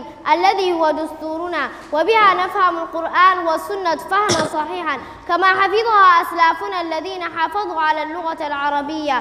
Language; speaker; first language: Arabic; non-native, learner; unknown